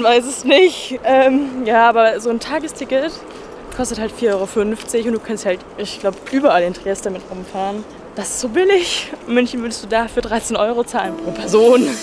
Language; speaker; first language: German; native; German